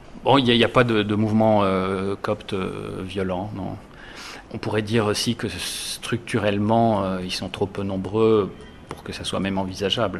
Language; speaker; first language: French; native; French